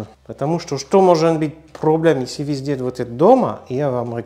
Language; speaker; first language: Russian; non-native, learner; French